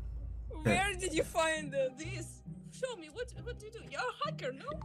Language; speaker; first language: English; non-native, learner; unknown